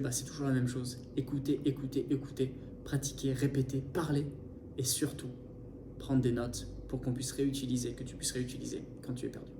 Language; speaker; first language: French; native; French